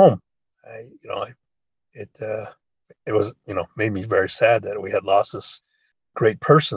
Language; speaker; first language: English; early bilingual, other home language; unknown